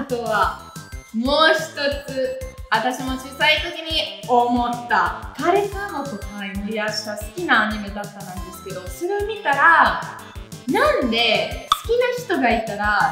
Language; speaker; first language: Japanese; non-native, fluent; Italian